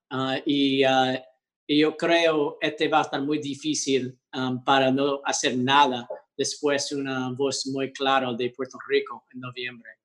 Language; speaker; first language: Spanish; early bilingual, heritage; English